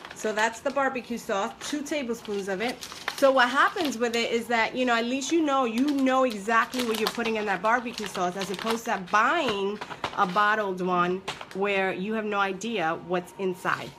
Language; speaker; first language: English; early bilingual, other home language; Spanish